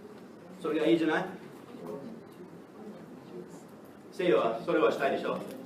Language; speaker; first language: Japanese; non-native, learner; English